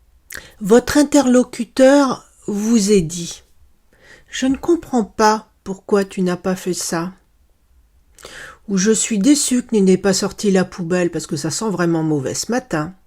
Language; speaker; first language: French; native; French